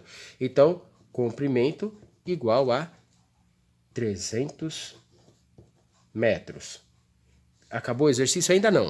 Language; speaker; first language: Portuguese; native; Portuguese